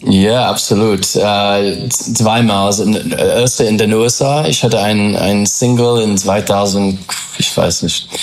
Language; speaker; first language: German; non-native, learner; English